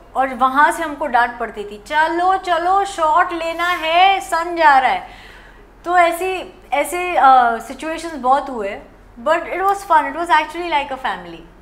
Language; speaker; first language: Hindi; non-native, local second language; Gujarati